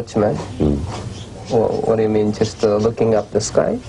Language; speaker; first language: English; non-native, learner; Japanese